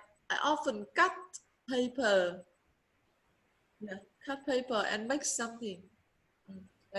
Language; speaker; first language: English; non-native, learner; Vietnamese